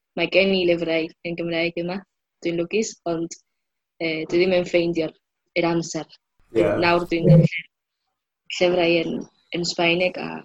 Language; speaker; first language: Welsh; non-native, fluent; Spanish